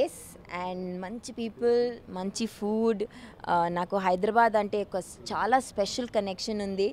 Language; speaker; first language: Telugu; non-native, learner; Malayalam